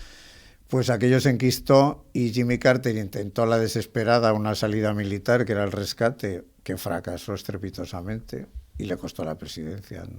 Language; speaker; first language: Spanish; native; Spanish